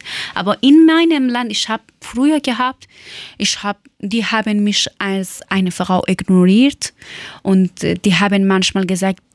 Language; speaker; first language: German; non-native, local second language; Persian